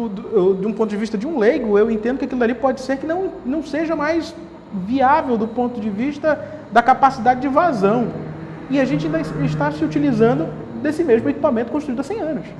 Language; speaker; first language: Portuguese; native; Portuguese